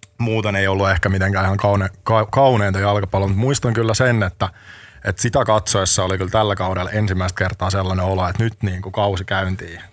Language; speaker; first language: Finnish; native; Finnish